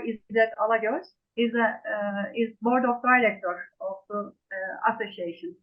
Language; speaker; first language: English; non-native, fluent; Turkish